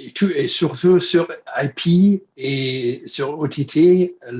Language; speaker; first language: French; non-native, fluent; English